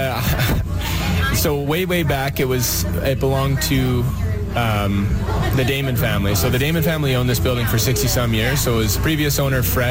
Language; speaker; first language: English; native; English